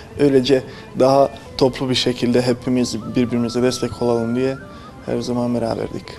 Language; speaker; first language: Turkish; non-native, fluent; Bosnian